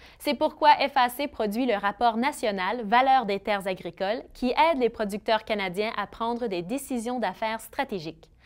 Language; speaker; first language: French; native; French